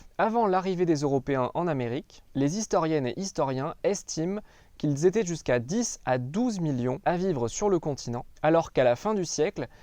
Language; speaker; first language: French; native; French